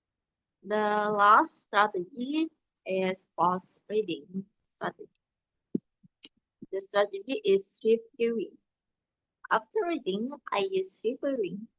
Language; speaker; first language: English; non-native, learner; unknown